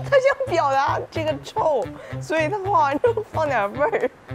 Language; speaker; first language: Chinese; native; Chinese